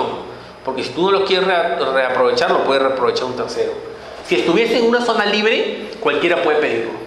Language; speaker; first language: Spanish; native; Spanish